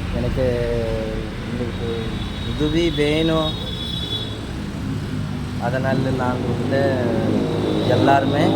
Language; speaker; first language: Tamil; non-native, local second language; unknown